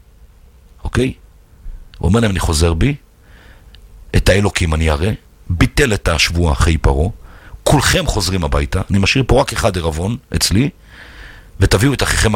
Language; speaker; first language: Hebrew; native; Hebrew